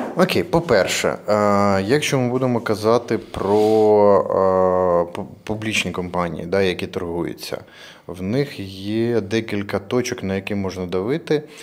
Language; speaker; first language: Ukrainian; non-native, local second language; Russian